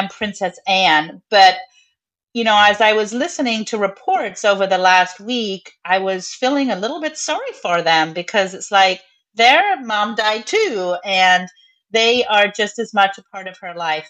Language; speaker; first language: English; native; English